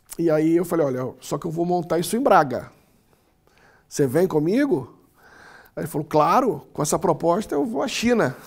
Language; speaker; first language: Portuguese; native; Portuguese